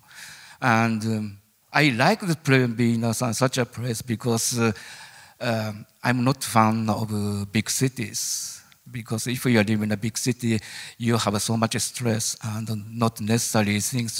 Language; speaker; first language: English; non-native, learner; Japanese